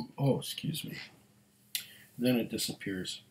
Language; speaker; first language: English; native; English